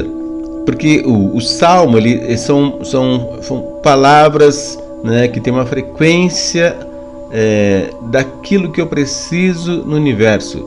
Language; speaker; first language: Portuguese; native; Portuguese